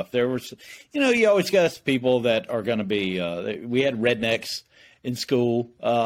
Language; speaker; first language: English; native; English